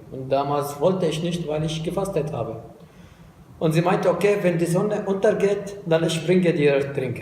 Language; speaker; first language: German; non-native, fluent; Arabic